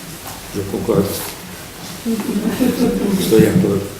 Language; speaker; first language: Spanish; non-native, fluent; Portuguese